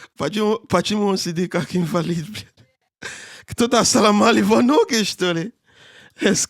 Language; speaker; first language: Russian; non-native, learner; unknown